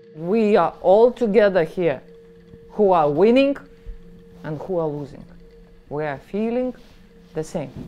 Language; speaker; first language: English; non-native, fluent; Lithuanian